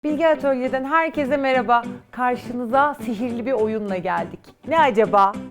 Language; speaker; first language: Turkish; native; Turkish